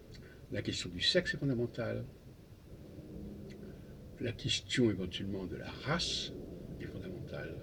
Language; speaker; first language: French; native; French